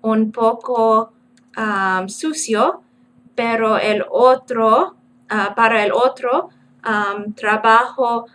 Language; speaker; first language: Spanish; non-native, learner; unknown